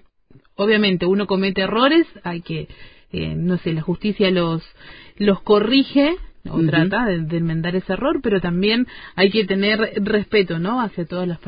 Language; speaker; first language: Spanish; native; Spanish